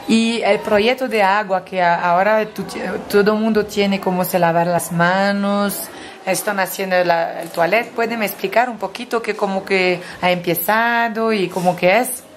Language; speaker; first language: Spanish; non-native, learner; French